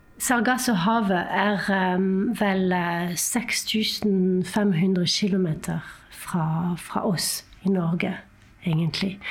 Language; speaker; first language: Norwegian; non-native, fluent; French